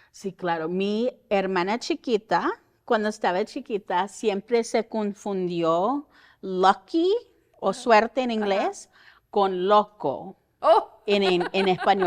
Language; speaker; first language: Spanish; early bilingual, heritage; Spanish